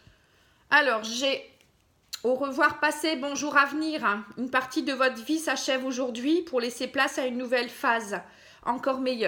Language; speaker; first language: French; native; French